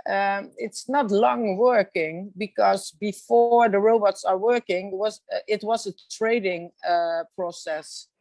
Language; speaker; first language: English; non-native, learner; Dutch